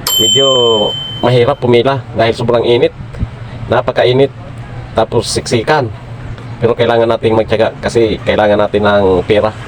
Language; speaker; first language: Filipino; non-native, local second language; Bikol